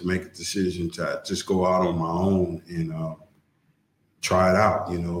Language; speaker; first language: English; native; English